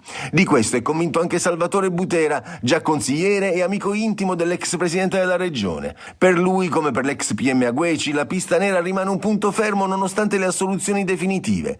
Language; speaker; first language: Italian; native; Italian